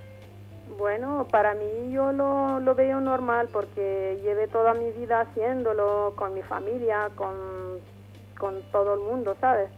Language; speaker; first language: Spanish; non-native, fluent; Arabic